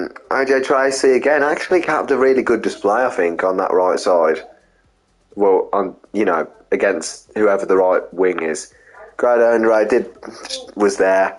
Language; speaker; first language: English; native; English